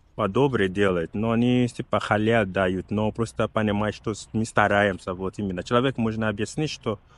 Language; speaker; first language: Russian; non-native, fluent; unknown